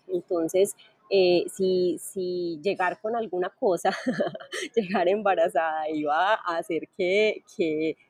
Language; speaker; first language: Spanish; native; Spanish